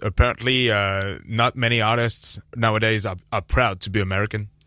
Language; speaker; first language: English; non-native, fluent; French